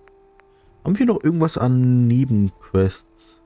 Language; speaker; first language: German; native; German